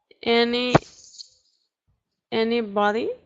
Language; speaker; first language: English; non-native, learner; Spanish